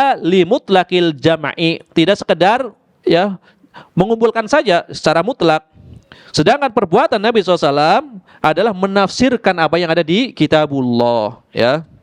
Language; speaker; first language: Indonesian; native; Indonesian